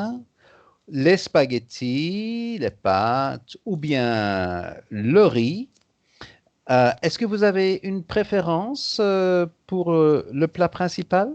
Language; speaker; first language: French; native; French